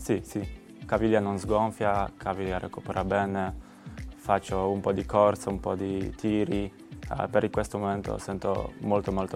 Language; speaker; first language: Italian; non-native, learner; Polish